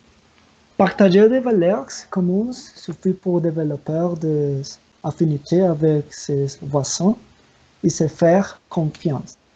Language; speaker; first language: French; non-native, learner; Spanish